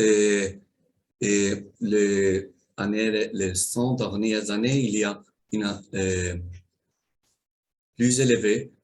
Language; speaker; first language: French; non-native, learner; Spanish